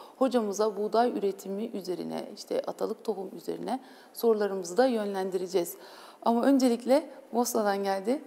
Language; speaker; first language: Turkish; native; Turkish